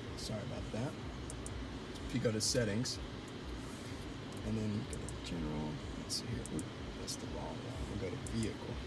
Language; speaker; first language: English; native; English